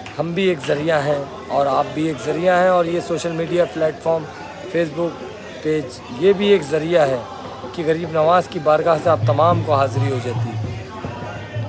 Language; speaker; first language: Urdu; native; Urdu